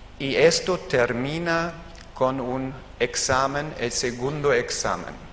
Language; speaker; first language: Spanish; non-native, fluent; German